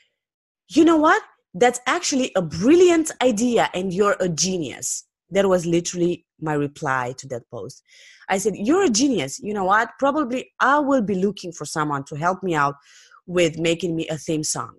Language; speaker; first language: English; non-native, fluent; Romanian